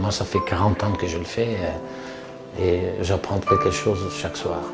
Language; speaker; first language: French; non-native, fluent; Italian